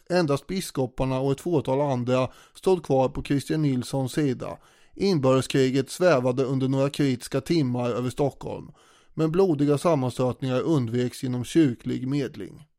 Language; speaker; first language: Swedish; native; Swedish